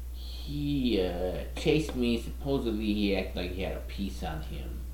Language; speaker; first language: English; native; English